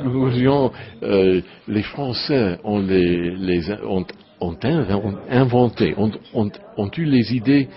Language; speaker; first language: French; non-native, learner; English